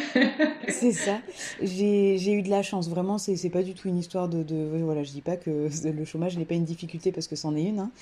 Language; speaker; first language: French; native; French